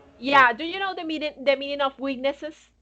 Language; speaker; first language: English; non-native, fluent; Spanish